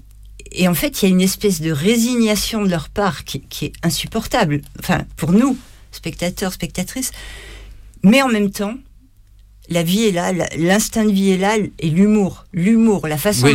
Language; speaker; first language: French; native; French